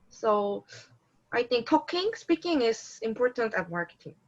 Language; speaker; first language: English; non-native, learner; Korean